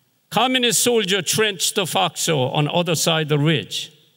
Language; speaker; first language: English; non-native, fluent; Korean